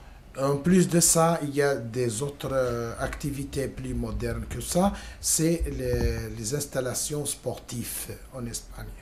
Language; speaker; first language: French; non-native, learner; Spanish